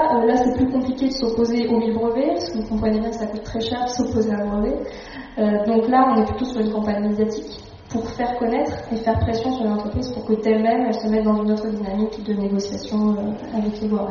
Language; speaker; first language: French; native; French